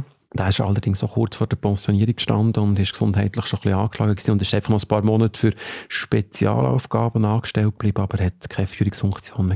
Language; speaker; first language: German; native; German